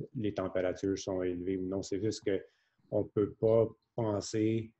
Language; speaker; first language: French; native; French